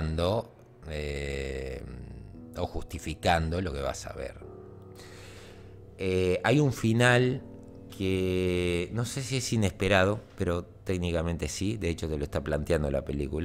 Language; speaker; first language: Spanish; native; Spanish